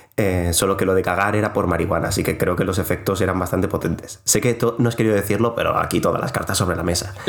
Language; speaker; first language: Spanish; non-native, local second language; Catalan